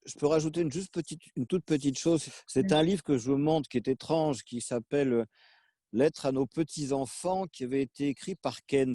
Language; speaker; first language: French; native; French